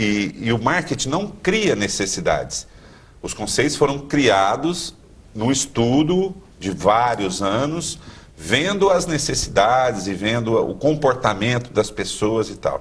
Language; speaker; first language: Portuguese; native; Portuguese